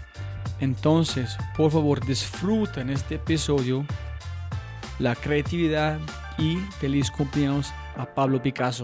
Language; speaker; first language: Spanish; non-native, fluent; English